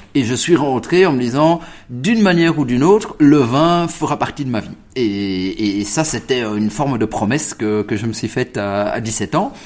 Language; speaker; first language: French; early bilingual, other home language; Italian